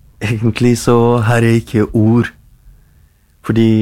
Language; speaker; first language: Norwegian; non-native, learner; Kurdish